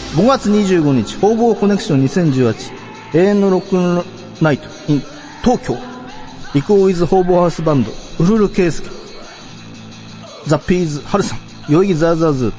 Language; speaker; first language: Japanese; native; Japanese